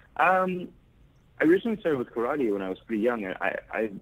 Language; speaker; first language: English; native; English